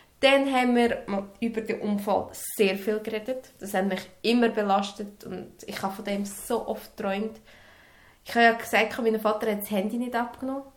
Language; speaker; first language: German; early bilingual, other home language; Serbian